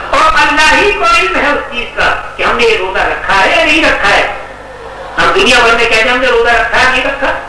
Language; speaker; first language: Urdu; native; Urdu